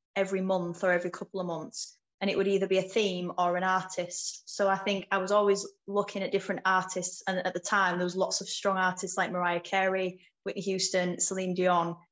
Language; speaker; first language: English; native; English